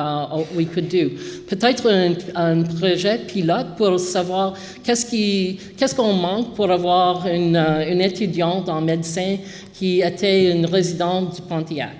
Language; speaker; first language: French; non-native, local second language; English